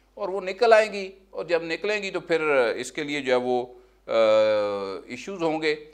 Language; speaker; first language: Urdu; non-native, local second language; Punjabi